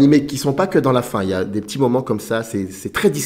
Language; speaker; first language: French; native; French